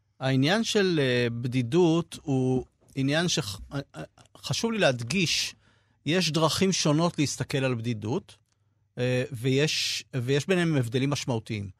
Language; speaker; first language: Hebrew; native; Hebrew